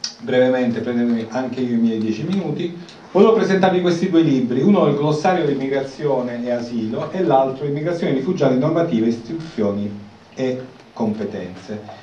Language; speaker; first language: Italian; native; Italian